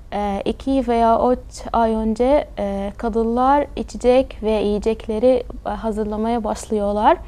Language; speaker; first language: Turkish; early bilingual, other home language; Arabic